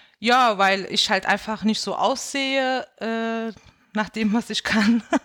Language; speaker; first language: German; early bilingual, other home language; Kurdish